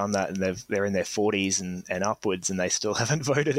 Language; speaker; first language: English; native; English